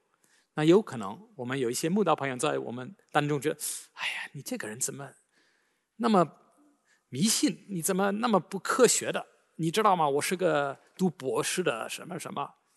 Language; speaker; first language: Chinese; native; Chinese